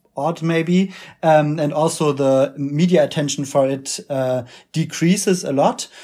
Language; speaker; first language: English; non-native, fluent; German